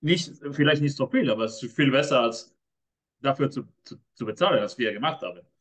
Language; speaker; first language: German; non-native, fluent; Spanish